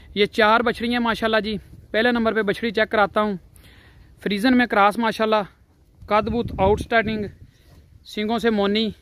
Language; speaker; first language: Urdu; non-native, local second language; Punjabi